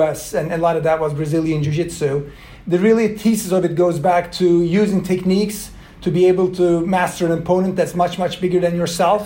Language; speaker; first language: English; non-native, fluent; Swedish